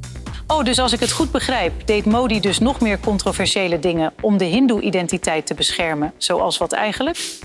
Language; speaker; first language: Dutch; native; Dutch